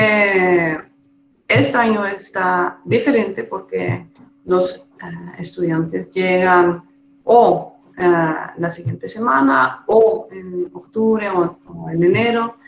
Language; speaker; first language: Spanish; non-native, fluent; Dutch